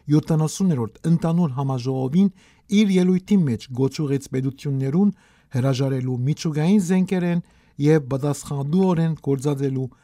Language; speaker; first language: Armenian; early bilingual, heritage; Armenian